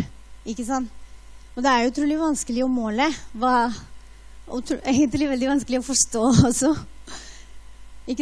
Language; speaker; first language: Norwegian; non-native, fluent; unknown